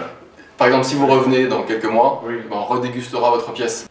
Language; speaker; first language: French; native; French